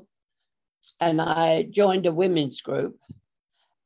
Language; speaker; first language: English; native; English